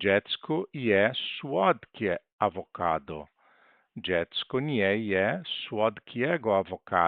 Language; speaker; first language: Polish; non-native, learner; Portuguese